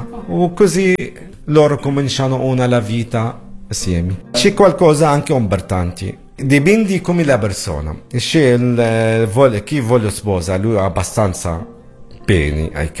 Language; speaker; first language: Italian; non-native, learner; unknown